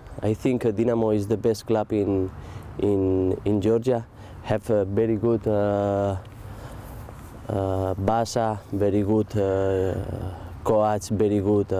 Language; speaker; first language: English; non-native, learner; Spanish